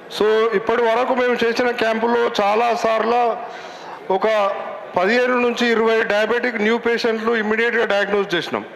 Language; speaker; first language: Telugu; native; Telugu